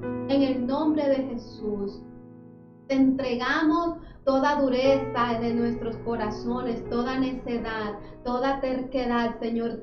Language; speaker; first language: Spanish; native; Spanish